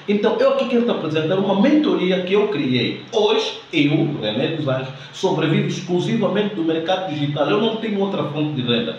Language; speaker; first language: Portuguese; native; Portuguese